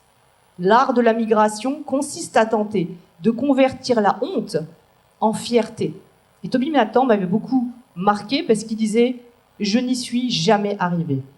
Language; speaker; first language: French; native; French